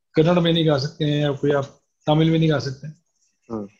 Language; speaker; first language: Hindi; native; Hindi